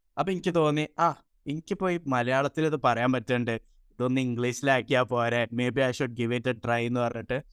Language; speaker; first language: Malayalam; early bilingual, heritage; Malayalam